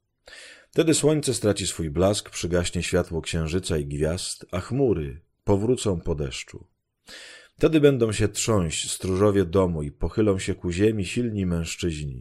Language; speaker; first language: Polish; native; Polish